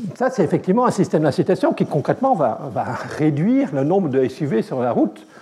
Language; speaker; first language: French; native; French